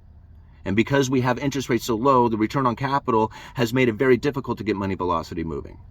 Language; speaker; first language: English; native; English